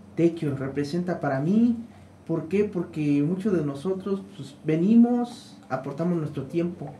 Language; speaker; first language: Spanish; native; Spanish